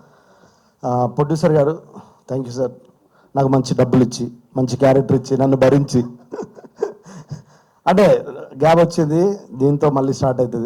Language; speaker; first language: Telugu; native; Telugu